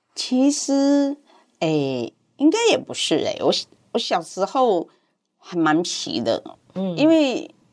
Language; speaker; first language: Chinese; non-native, fluent; Cantonese